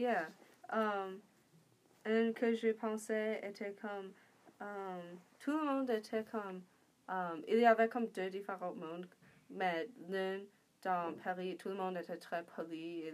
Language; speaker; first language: French; non-native, learner; English